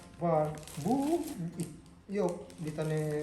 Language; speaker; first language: Turkish; non-native, learner; Indonesian